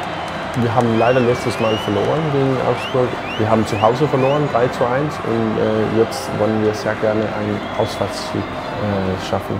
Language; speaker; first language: German; non-native, fluent; Danish